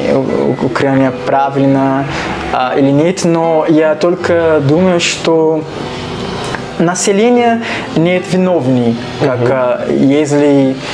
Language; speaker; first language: Russian; non-native, learner; Portuguese